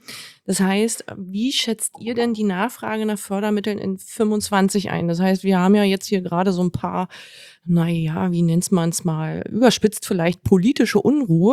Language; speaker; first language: German; native; German